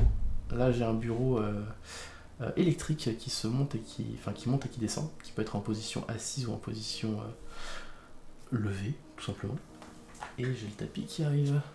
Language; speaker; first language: French; native; French